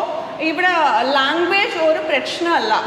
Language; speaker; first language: Malayalam; non-native, learner; Tamil